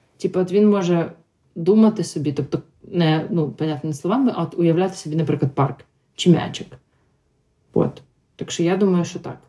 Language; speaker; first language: Ukrainian; non-native, local second language; Russian